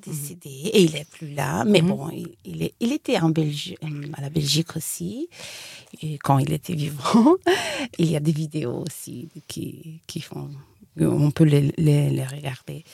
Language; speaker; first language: French; non-native, fluent; Italian